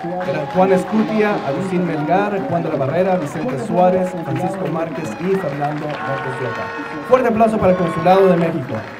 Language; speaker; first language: Spanish; native; Spanish